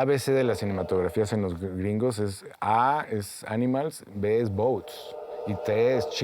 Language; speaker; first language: Spanish; native; Spanish